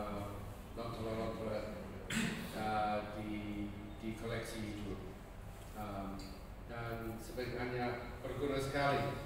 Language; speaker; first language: Indonesian; non-native, fluent; English